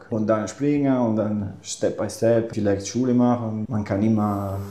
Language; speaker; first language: German; non-native, fluent; Italian